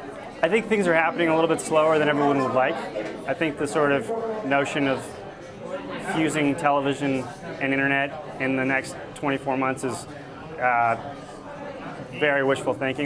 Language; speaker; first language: English; native; English